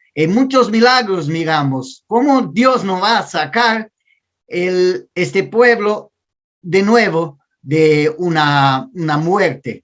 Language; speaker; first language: Spanish; non-native, learner; Portuguese